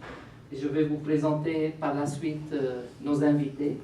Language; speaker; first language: French; non-native, fluent; Arabic